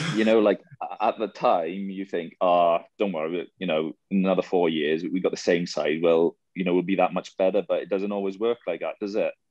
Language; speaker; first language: English; native; English